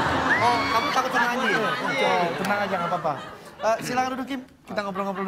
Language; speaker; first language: Indonesian; native; Indonesian